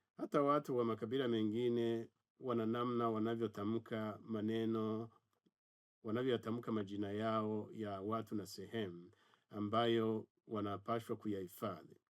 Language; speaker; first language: Swahili; non-native, local second language; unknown